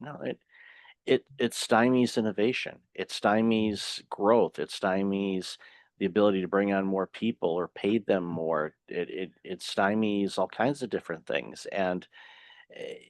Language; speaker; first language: English; native; English